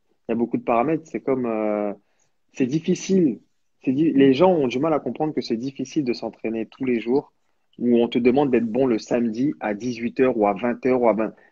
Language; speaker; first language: French; native; French